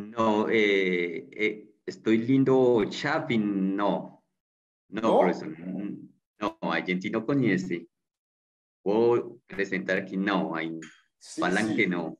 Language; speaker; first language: Portuguese; non-native, learner; Spanish